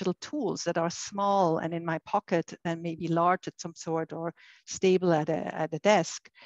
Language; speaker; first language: English; non-native, fluent; German